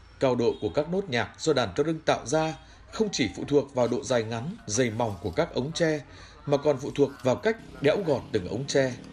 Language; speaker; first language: Vietnamese; native; Vietnamese